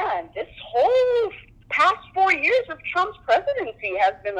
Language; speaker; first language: English; non-native, local second language; Yoruba